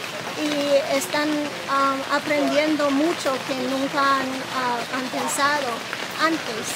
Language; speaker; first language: Spanish; non-native, learner; English